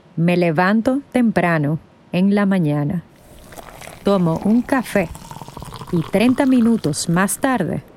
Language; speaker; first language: Spanish; native; Spanish